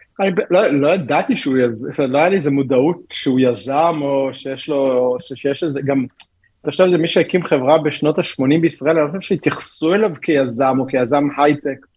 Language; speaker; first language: Hebrew; native; Hebrew